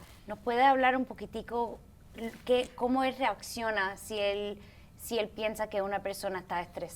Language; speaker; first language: Spanish; early bilingual, heritage; Spanish